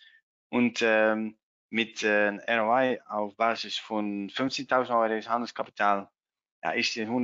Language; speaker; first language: German; non-native, learner; Dutch